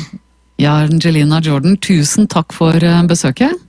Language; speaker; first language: Norwegian; native; Norwegian